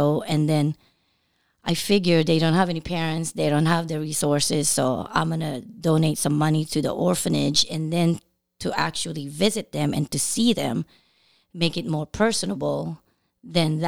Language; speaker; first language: English; non-native, local second language; Filipino